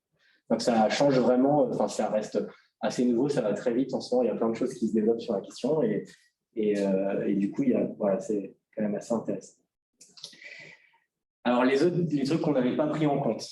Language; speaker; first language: French; native; French